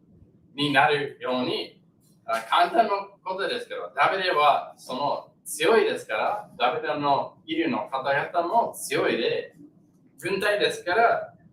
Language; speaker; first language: Japanese; non-native, learner; English